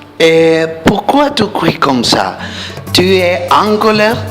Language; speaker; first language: French; non-native, learner; Spanish